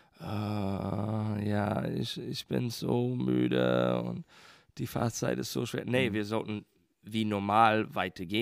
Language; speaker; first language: German; non-native, fluent; English